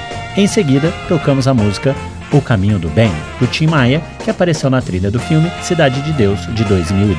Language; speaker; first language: Portuguese; native; Portuguese